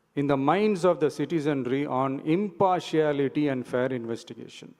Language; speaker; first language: English; non-native, local second language; Tamil